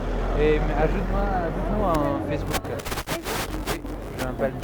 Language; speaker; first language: French; non-native, learner; Italian